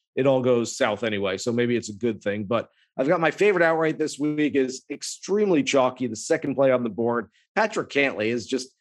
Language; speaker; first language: English; native; English